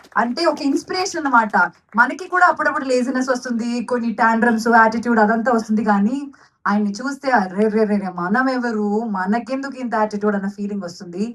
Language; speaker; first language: Telugu; non-native, fluent; Malayalam